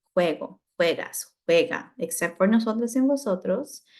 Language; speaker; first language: Spanish; non-native, fluent; English